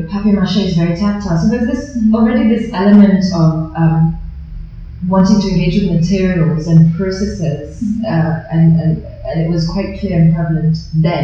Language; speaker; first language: English; native; English